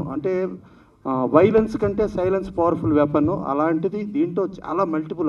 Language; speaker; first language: Telugu; native; Telugu